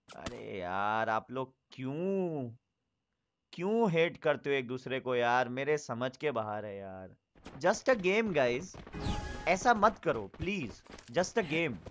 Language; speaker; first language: Hindi; native; Hindi